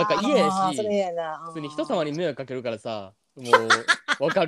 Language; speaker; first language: Japanese; native; Japanese